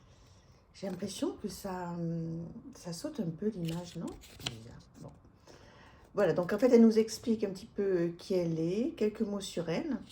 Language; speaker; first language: French; native; French